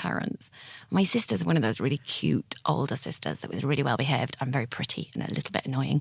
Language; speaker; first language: English; native; English